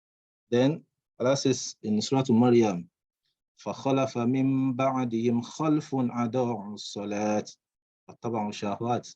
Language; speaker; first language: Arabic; non-native, fluent; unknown